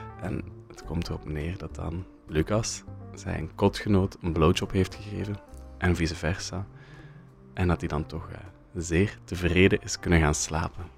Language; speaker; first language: Dutch; native; Dutch